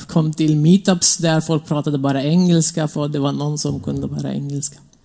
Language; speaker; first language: Swedish; non-native, fluent; Kurdish